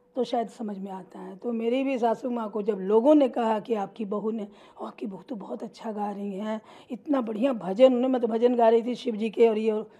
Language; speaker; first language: Hindi; native; Hindi